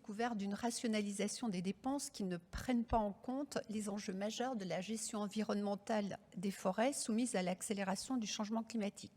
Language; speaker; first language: French; native; French